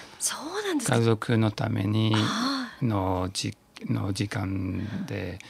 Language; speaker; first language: Japanese; non-native, learner; French